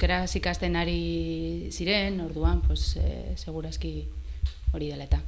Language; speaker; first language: Basque; non-native, local second language; Spanish